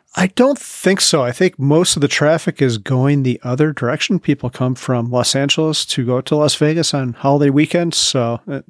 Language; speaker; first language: English; native; English